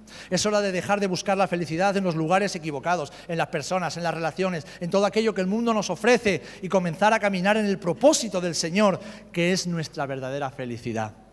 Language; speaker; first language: Spanish; native; Spanish